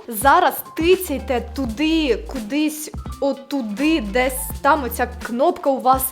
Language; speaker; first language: Ukrainian; non-native, local second language; Russian